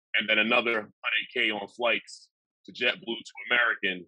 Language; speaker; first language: English; native; English